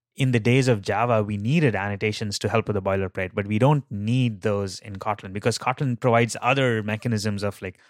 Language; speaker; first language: English; non-native, local second language; Tamil